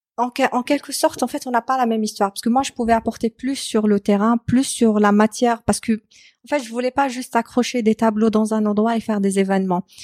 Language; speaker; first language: French; non-native, local second language; Arabic